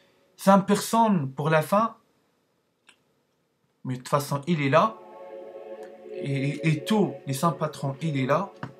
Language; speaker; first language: French; non-native, learner; Arabic